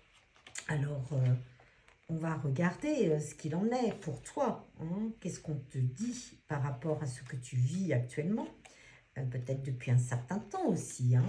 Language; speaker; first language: French; native; French